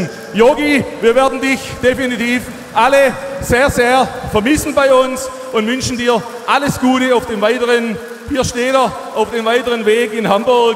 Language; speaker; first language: German; native; German